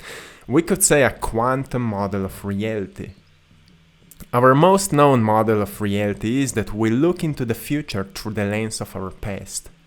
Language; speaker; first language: English; non-native, fluent; Slovenian